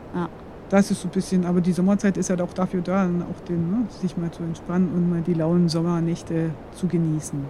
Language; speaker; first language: German; non-native, local second language; Upper Sorbian